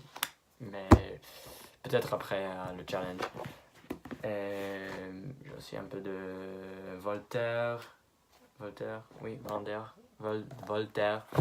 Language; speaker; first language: French; non-native, fluent; English